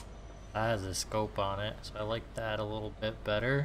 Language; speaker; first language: English; native; English